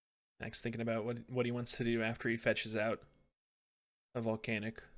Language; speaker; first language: English; native; English